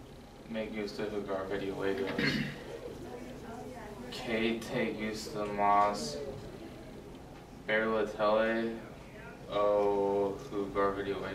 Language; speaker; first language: Spanish; non-native, learner; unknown